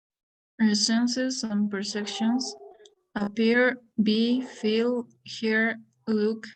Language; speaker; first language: English; non-native, learner; Spanish